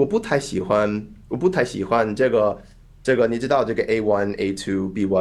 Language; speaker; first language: Chinese; non-native, fluent; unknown